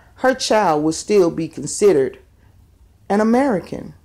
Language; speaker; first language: English; native; English